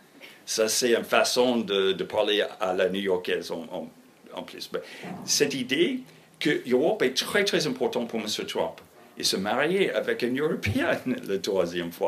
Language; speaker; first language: French; non-native, fluent; English